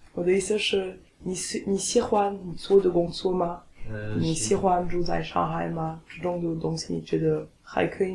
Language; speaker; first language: Chinese; non-native, learner; French